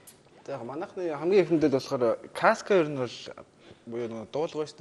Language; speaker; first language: Mongolian; native; Mongolian